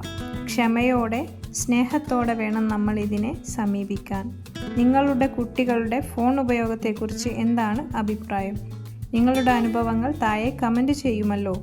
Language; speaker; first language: Malayalam; native; Malayalam